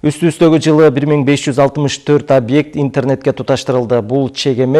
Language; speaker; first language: Kyrgyz; native; Kyrgyz